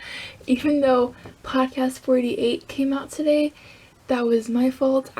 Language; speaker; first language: English; native; English